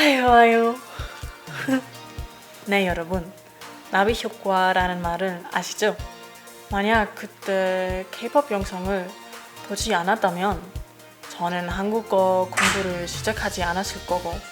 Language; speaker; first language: Korean; non-native, learner; German